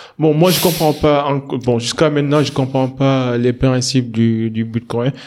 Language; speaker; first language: French; non-native, local second language; Wolof